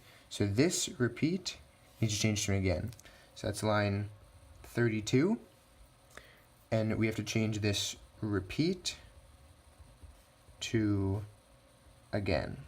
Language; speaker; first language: English; native; English